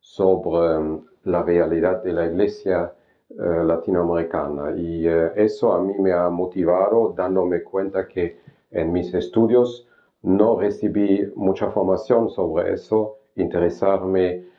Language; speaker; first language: Spanish; non-native, fluent; German